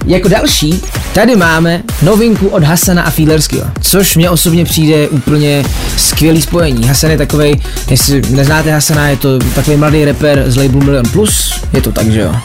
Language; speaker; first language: Czech; native; Czech